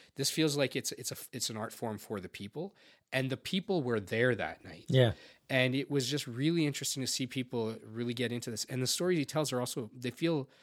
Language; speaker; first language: English; native; English